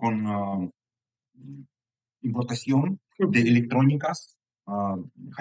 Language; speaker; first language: Spanish; non-native, fluent; Ukrainian